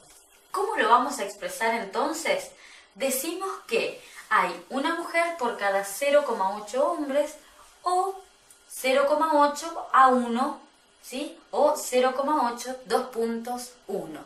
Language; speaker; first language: Spanish; native; Spanish